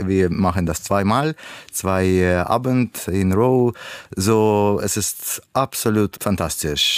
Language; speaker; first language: German; non-native, learner; Russian